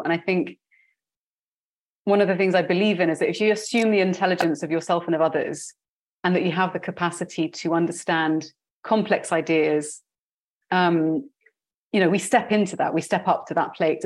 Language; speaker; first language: English; native; English